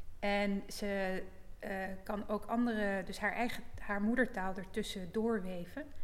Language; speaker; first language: Dutch; native; Dutch